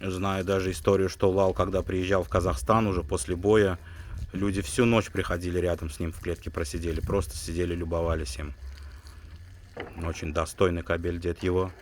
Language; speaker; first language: Russian; native; Russian